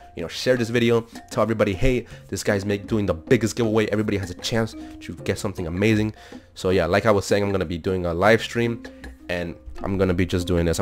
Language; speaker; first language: English; early bilingual, other home language; Spanish